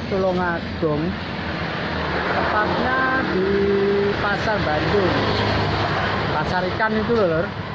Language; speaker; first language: Indonesian; non-native, local second language; Javanese